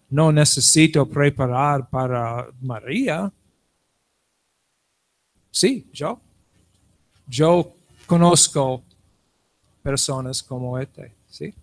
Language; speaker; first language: Spanish; non-native, learner; English